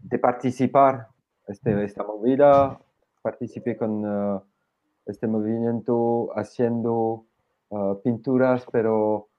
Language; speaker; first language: Spanish; non-native, fluent; French